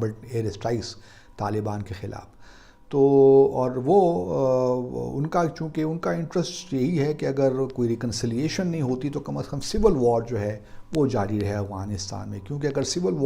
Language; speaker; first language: Urdu; native; Urdu